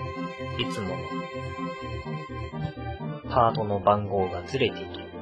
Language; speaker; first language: Japanese; native; Japanese